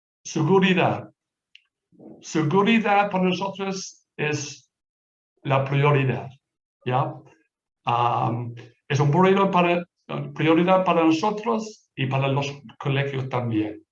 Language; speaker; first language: Spanish; non-native, fluent; English